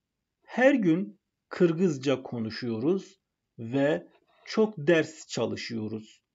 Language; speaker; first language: Turkish; non-native, fluent; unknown